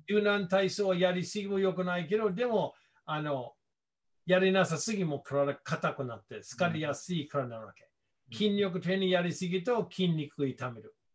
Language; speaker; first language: Japanese; non-native, fluent; English